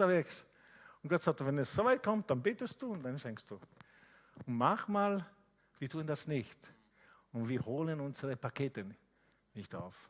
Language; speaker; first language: German; non-native, fluent; Italian